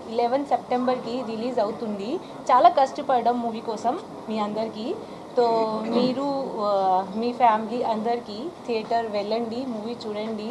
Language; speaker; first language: Telugu; non-native, learner; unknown